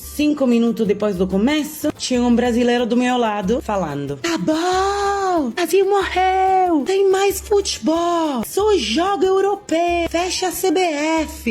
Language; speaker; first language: Portuguese; non-native, fluent; Italian